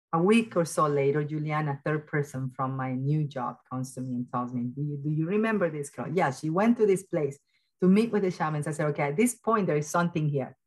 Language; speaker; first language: English; early bilingual, other home language; Spanish